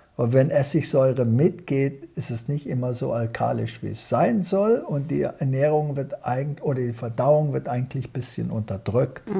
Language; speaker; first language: German; early bilingual, heritage; German